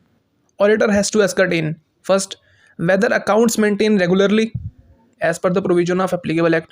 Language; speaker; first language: English; non-native, local second language; Hindi